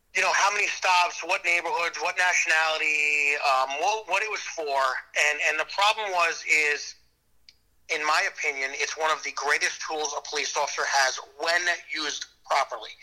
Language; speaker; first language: English; native; English